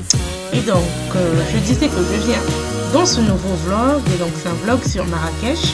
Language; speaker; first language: French; native; French